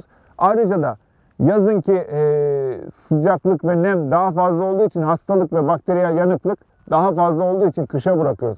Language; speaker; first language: Turkish; native; Turkish